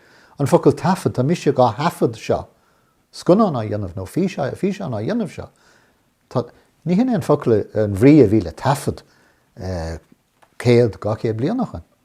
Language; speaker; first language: Irish; non-native, local second language; English